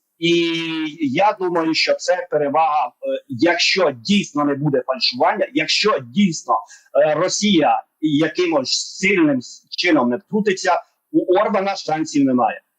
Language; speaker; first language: Ukrainian; non-native, local second language; Hungarian